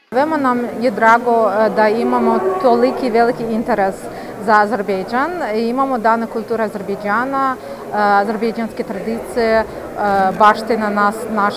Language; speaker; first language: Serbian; non-native, fluent; Azerbaijani